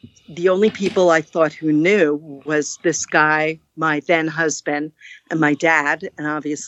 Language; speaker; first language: English; native; English